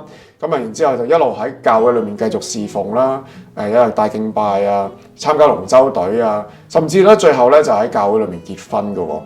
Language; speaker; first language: Cantonese; native; Cantonese